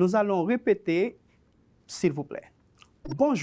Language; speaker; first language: French; non-native, fluent; Spanish